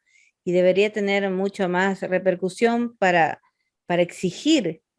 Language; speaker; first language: Spanish; native; Spanish